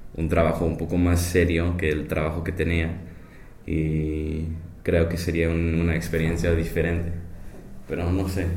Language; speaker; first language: Spanish; non-native, fluent; English